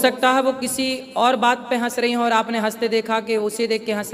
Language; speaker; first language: Hindi; native; Hindi